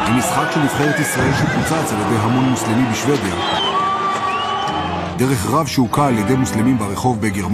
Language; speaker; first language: Hebrew; native; Hebrew